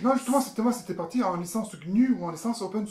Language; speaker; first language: French; native; French